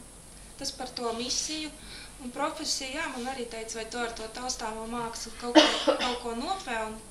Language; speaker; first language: Latvian; native; Latvian